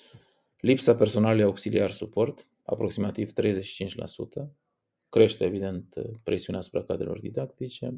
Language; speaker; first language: Romanian; native; Romanian